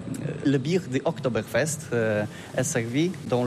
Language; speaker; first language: French; non-native, learner; Polish